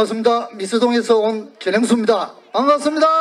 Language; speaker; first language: Korean; native; Korean